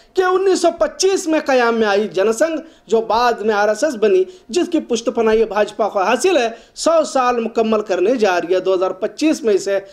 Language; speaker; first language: Hindi; non-native, local second language; Urdu